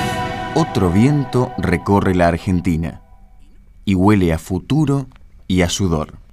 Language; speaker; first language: Spanish; native; Spanish